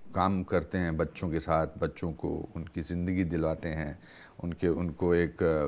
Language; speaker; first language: Hindi; native; Hindi